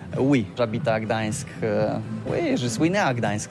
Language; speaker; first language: French; non-native, learner; Polish